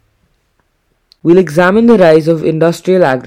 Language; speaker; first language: English; non-native, local second language; Hindi